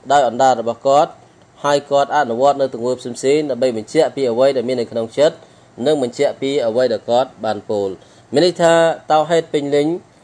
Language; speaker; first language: Khmer; non-native, local second language; Eastern Cham